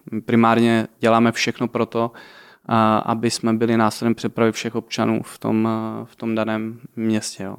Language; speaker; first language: Czech; native; Czech